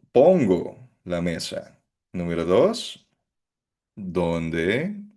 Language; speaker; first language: Spanish; non-native, fluent; Filipino